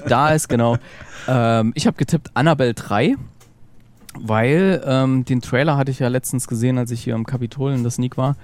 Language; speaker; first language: German; native; German